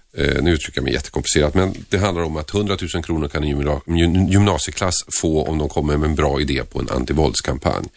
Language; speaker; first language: Swedish; early bilingual, other home language; Finnish